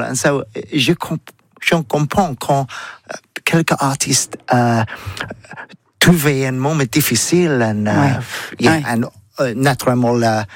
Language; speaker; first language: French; non-native, learner; English